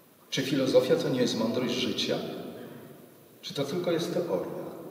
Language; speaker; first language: Polish; native; Polish